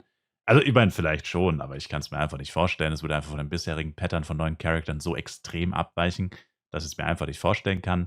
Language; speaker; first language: German; native; German